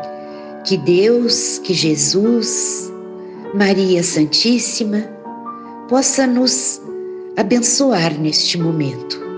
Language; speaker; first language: Portuguese; native; Portuguese